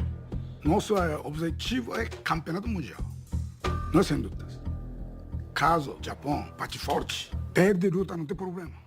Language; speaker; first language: Portuguese; non-native, learner; Japanese